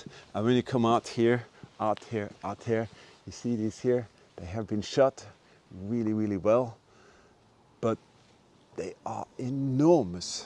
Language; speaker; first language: English; non-native, fluent; Norwegian